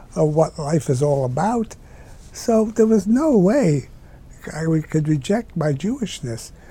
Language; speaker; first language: English; native; English